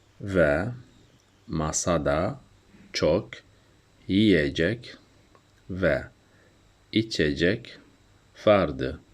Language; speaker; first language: Turkish; non-native, learner; Central Kurdish